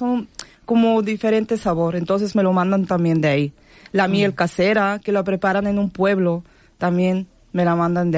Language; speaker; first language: Spanish; non-native, fluent; Bulgarian